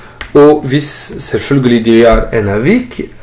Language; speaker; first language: Norwegian; non-native, fluent; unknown